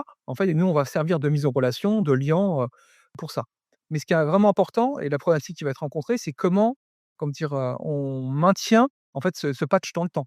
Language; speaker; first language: French; native; French